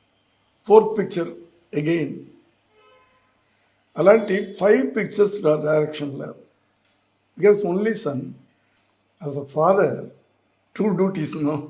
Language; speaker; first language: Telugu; non-native, learner; Tamil